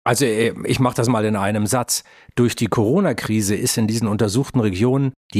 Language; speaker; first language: German; native; German